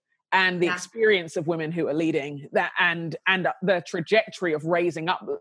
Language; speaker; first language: English; native; English